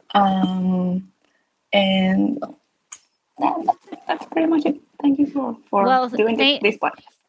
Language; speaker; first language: English; non-native, fluent; Spanish